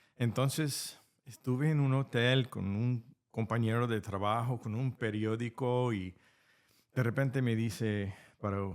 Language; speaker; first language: Spanish; non-native, fluent; English